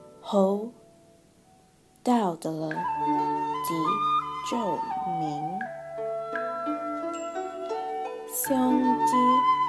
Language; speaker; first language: Chinese; non-native, learner; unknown